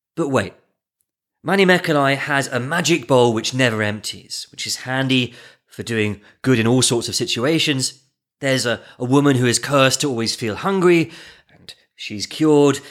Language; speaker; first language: English; native; English